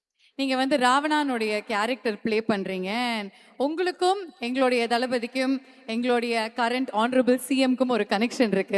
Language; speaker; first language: Tamil; native; Tamil